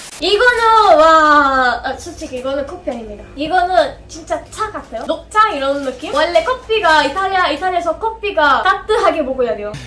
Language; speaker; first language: Korean; non-native, learner; Italian